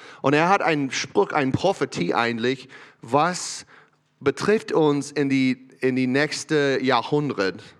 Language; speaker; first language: German; non-native, learner; English